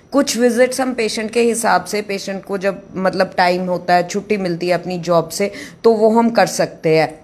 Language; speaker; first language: Hindi; non-native, local second language; Punjabi